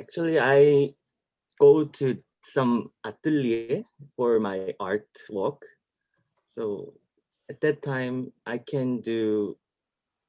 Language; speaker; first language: English; non-native, learner; Korean